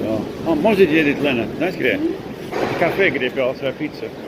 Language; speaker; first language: Russian; non-native, learner; English